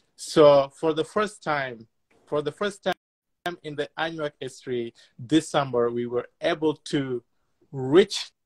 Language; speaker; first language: English; non-native, fluent; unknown